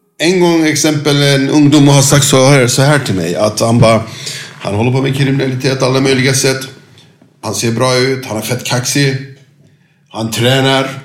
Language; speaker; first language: Swedish; non-native, fluent; Turkish